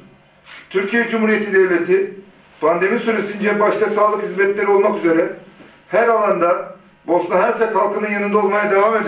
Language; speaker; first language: Turkish; native; Turkish